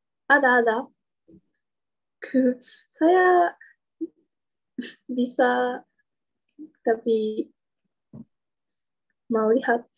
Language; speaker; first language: Indonesian; non-native, learner; Japanese